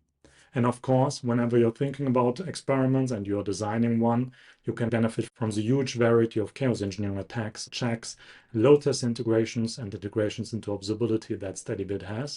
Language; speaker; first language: English; non-native, fluent; German